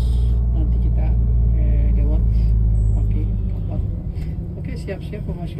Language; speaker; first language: Indonesian; non-native, fluent; Turkish